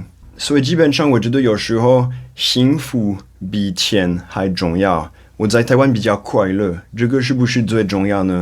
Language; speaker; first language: Chinese; non-native, fluent; French